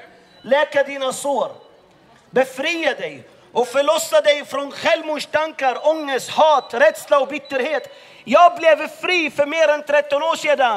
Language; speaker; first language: Swedish; non-native, fluent; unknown